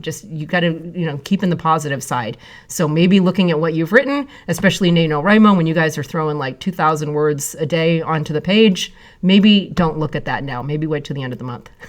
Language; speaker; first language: English; native; English